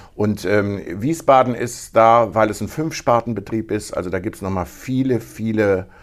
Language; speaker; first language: German; native; German